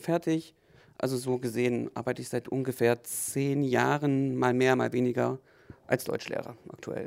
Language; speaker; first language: German; native; German